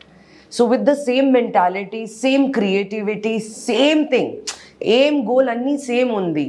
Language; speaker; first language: Telugu; non-native, learner; Hindi